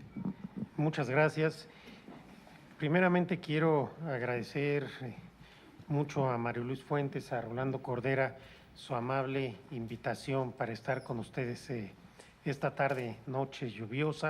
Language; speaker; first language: Spanish; native; Spanish